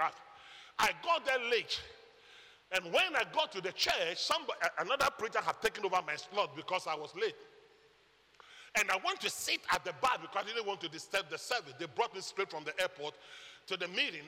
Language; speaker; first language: English; non-native, local second language; Akan